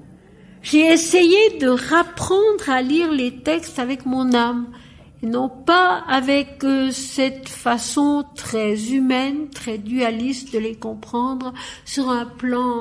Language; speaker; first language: French; native; French